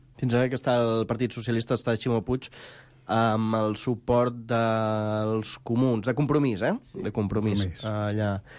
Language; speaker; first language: Catalan; native; Catalan